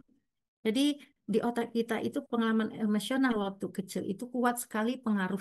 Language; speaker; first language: Indonesian; native; Indonesian